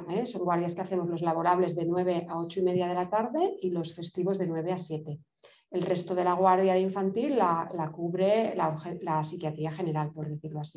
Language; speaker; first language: Spanish; native; Spanish